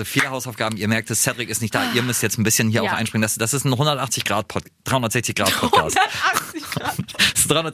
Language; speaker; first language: German; native; German